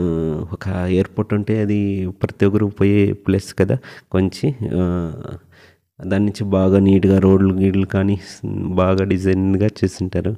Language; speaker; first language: Telugu; native; Telugu